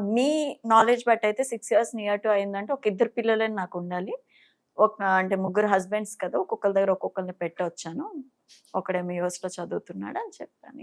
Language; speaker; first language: Telugu; non-native, fluent; Bangla